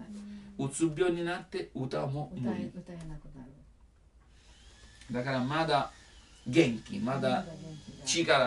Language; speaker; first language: Japanese; non-native, learner; Italian